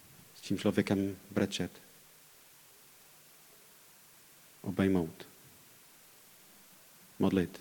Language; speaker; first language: Czech; non-native, fluent; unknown